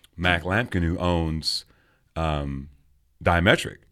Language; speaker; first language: English; native; English